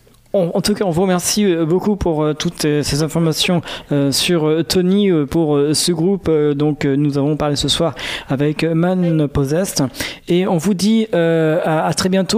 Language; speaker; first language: French; native; French